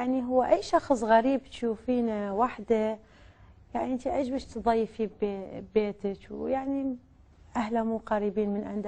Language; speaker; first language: Arabic; native; Arabic